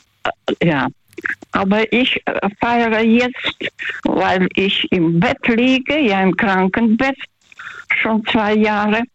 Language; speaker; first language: German; early bilingual, heritage; German